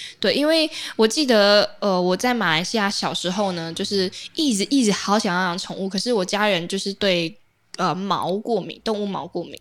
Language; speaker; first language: Chinese; native; Chinese